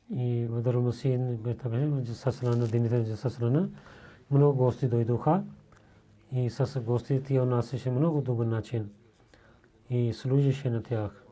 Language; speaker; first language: Bulgarian; non-native, learner; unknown